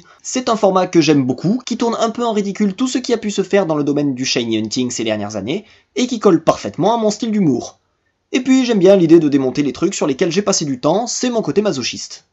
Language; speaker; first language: French; native; French